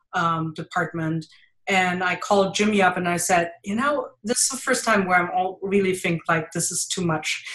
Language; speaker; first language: English; non-native, fluent; German